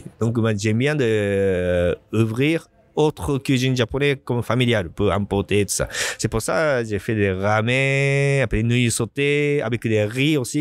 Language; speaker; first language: French; non-native, learner; Japanese